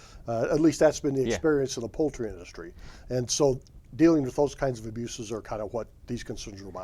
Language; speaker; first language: English; native; English